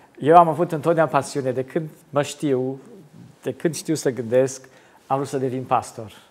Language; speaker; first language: Romanian; non-native, local second language; German